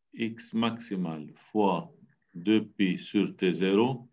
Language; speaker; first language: French; non-native, local second language; Arabic